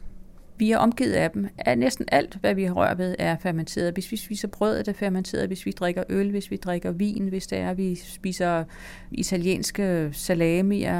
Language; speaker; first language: Danish; native; Danish